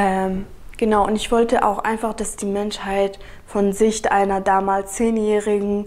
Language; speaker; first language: German; early bilingual, other home language; Kurdish